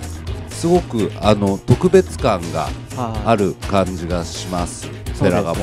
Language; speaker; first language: Japanese; native; Japanese